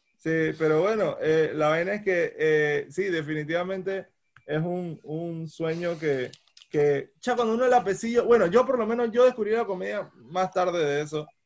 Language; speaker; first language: Spanish; native; Spanish